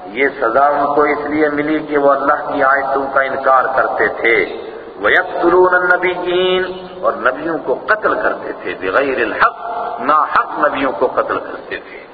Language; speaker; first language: Urdu; non-native, local second language; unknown